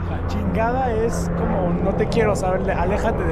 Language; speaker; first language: Spanish; native; Spanish